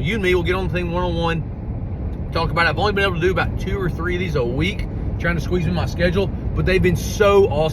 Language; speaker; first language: English; native; English